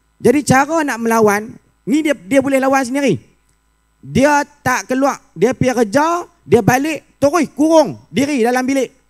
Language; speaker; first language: Malay; native; Malay